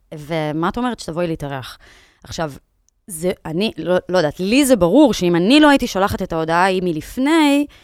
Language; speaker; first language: Hebrew; native; Hebrew